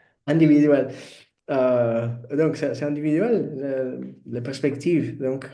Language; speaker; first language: French; non-native, learner; Portuguese